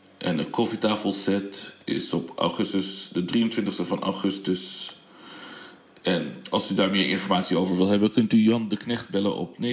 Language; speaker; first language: Dutch; early bilingual, heritage; Dutch